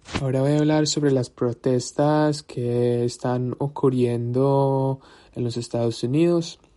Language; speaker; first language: Spanish; early bilingual, heritage; Spanish